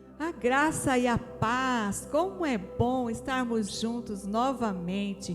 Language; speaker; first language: Portuguese; native; Portuguese